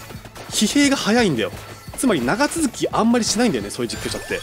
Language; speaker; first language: Japanese; native; Japanese